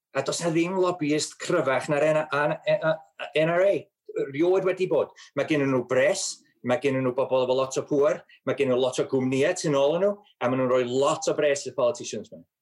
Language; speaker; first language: Welsh; native; Welsh